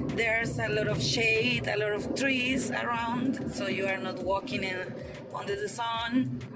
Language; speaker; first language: English; non-native, fluent; Spanish